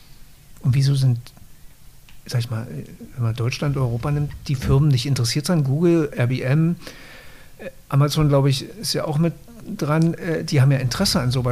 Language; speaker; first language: German; native; German